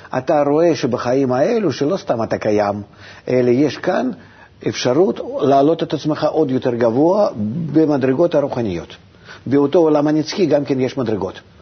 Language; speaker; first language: Hebrew; non-native, fluent; Russian